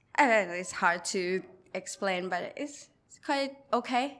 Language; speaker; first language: English; non-native, learner; Thai